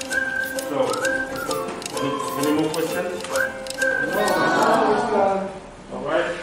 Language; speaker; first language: English; non-native, fluent; Indonesian